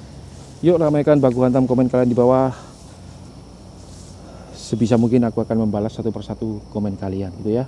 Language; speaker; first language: Indonesian; native; Indonesian